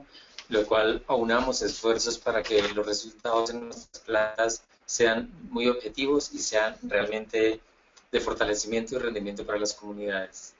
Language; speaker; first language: Spanish; native; Spanish